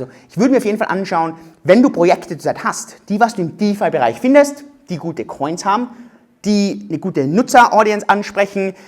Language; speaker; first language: German; native; German